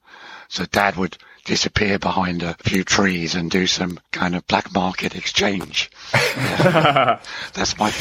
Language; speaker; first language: English; native; English